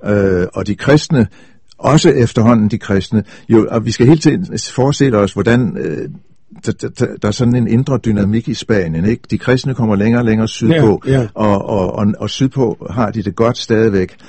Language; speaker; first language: Danish; native; Danish